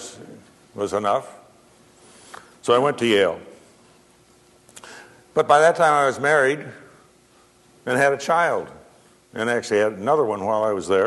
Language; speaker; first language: English; native; English